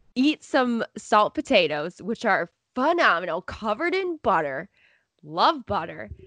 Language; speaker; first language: English; native; English